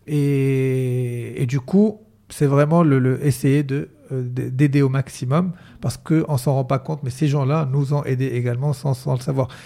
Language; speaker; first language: French; non-native, local second language; Arabic